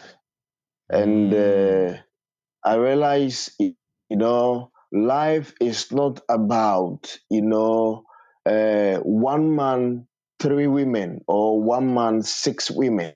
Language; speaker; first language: English; non-native, local second language; Ewe